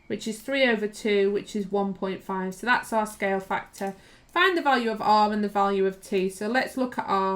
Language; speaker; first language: English; native; English